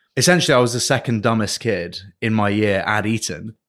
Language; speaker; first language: English; early bilingual, other home language; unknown